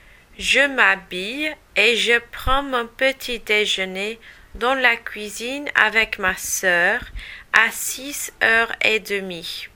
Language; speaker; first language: French; non-native, learner; English